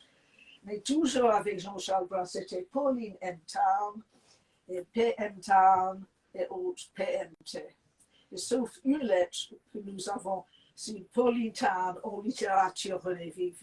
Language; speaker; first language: French; non-native, fluent; English